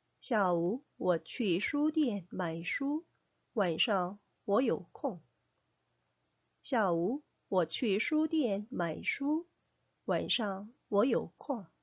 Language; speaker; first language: Chinese; non-native, fluent; Korean